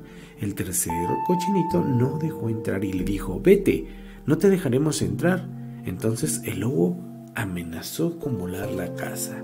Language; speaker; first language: Spanish; native; Spanish